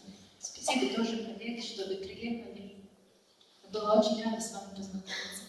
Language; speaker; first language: Russian; non-native, fluent; Latvian